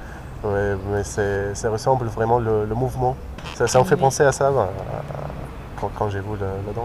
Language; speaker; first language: French; non-native, fluent; Arabic